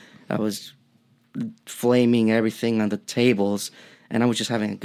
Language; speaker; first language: English; non-native, fluent; Spanish